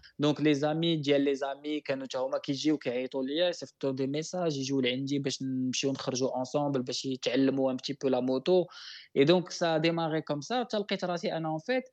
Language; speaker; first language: French; non-native, local second language; Arabic